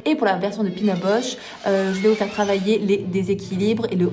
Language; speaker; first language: French; native; French